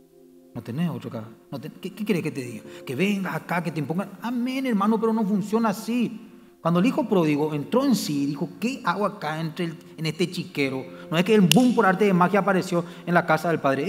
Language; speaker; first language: Spanish; native; Spanish